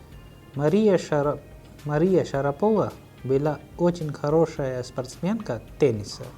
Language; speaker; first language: Russian; non-native, fluent; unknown